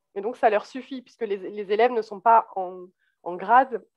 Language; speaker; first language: French; native; French